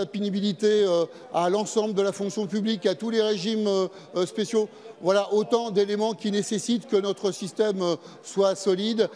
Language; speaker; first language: French; native; French